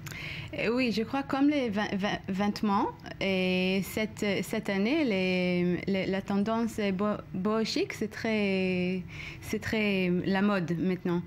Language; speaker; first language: French; non-native, learner; Hebrew